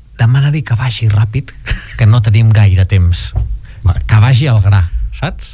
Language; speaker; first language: Catalan; native; Catalan